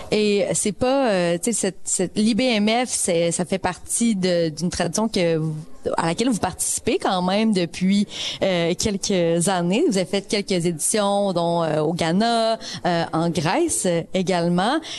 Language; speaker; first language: French; native; French